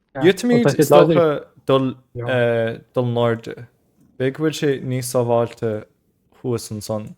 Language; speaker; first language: Irish; native; Irish